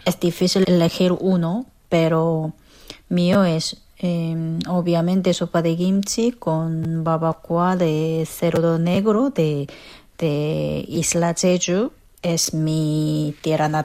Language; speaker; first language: Spanish; non-native, fluent; Korean